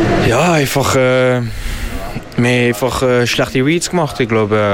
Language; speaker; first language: German; non-native, learner; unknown